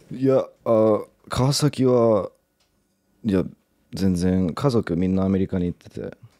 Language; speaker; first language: Japanese; early bilingual, heritage; English